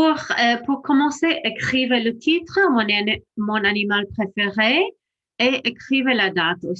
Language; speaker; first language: French; non-native, fluent; English